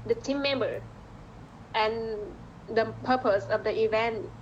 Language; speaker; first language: English; non-native, learner; Vietnamese